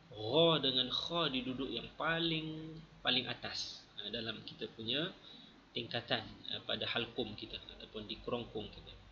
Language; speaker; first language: Malay; native; Malay